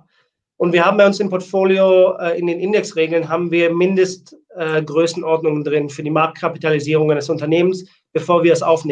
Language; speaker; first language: German; native; German